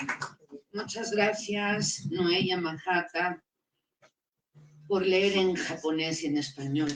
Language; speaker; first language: Spanish; native; Spanish